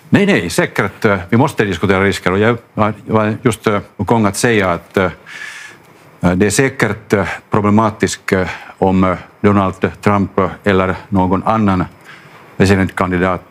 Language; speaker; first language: Swedish; non-native, local second language; Finnish